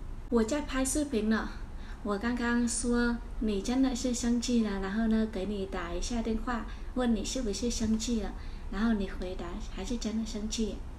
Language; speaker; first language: Chinese; non-native, fluent; Vietnamese